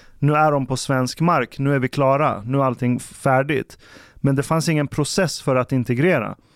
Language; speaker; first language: Swedish; early bilingual, other home language; Persian